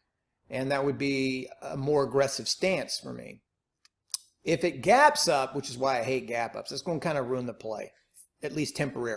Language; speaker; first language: English; native; English